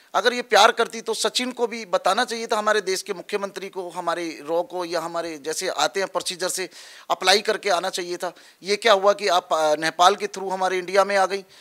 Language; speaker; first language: Hindi; native; Hindi